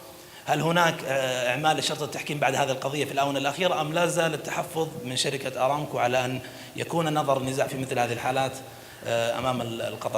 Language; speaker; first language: Arabic; native; Arabic